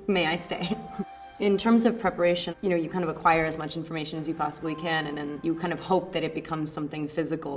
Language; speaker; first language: English; native; English